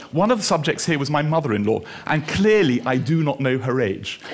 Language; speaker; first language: English; native; English